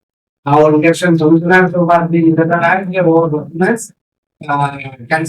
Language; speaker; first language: Hindi; non-native, local second language; Bangla